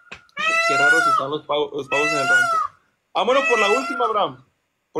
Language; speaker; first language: Spanish; native; Spanish